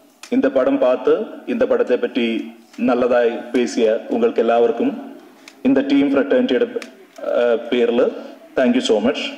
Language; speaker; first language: Tamil; non-native, learner; Malayalam